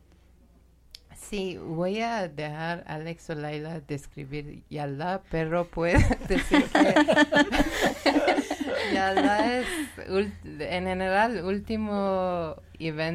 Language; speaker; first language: Spanish; non-native, learner; Persian